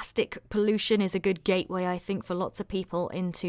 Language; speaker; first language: English; native; English